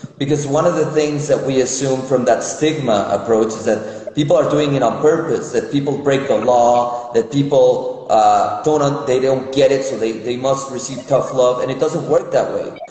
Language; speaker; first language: English; non-native, fluent; Spanish